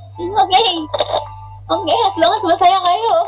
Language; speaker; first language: English; non-native, local second language; Filipino